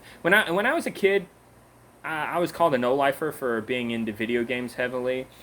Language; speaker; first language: English; native; English